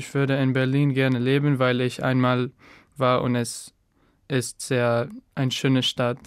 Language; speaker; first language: German; non-native, learner; Spanish